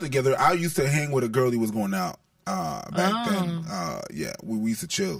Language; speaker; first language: English; non-native, fluent; French